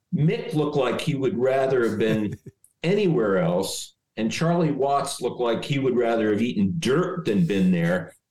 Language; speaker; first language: English; native; English